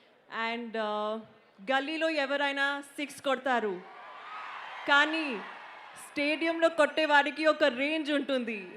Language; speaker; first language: Telugu; non-native, learner; English